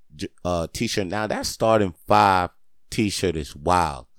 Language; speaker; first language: English; native; English